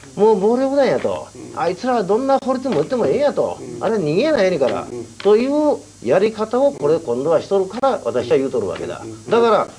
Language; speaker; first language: Japanese; early bilingual, other home language; Korean